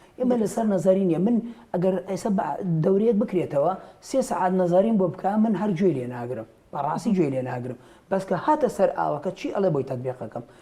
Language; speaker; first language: Central Kurdish; native; Central Kurdish